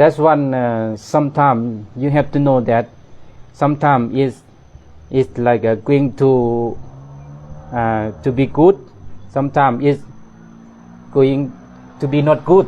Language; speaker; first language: English; non-native, learner; Thai